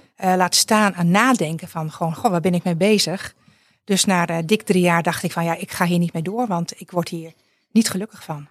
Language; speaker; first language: Dutch; native; Dutch